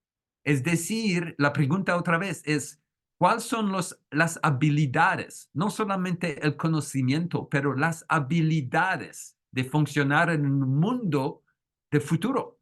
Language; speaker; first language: Spanish; non-native, fluent; French